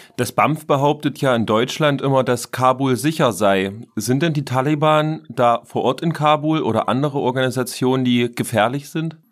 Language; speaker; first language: German; native; German